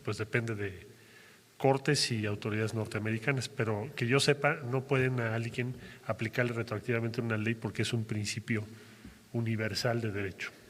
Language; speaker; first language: Spanish; native; Spanish